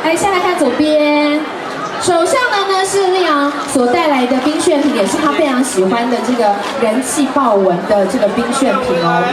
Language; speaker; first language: Chinese; native; Chinese